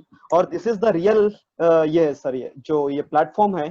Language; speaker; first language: Hindi; native; Hindi